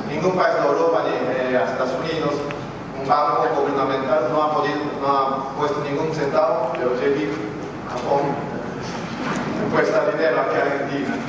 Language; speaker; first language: Spanish; non-native, fluent; Japanese